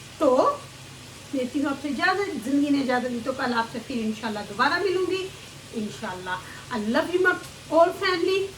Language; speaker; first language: Urdu; native; Urdu